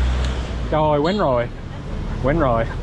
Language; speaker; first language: Vietnamese; non-native, learner; English